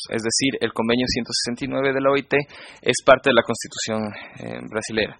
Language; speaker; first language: Spanish; native; Spanish